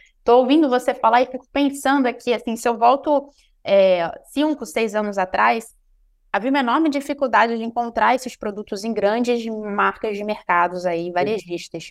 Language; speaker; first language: Portuguese; native; Portuguese